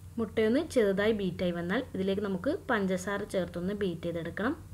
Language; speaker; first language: Malayalam; native; Malayalam